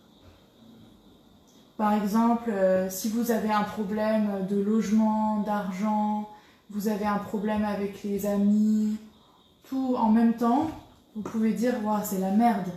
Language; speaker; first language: French; native; French